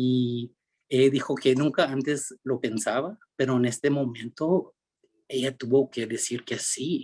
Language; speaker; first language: Spanish; early bilingual, heritage; Spanish